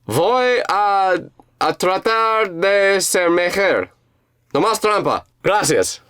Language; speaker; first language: Spanish; non-native, learner; English